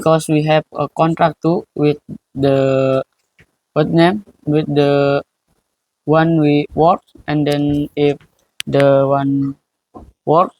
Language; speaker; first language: English; non-native, learner; Indonesian